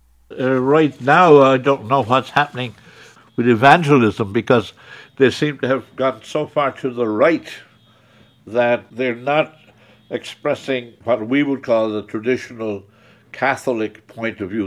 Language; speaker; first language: English; native; English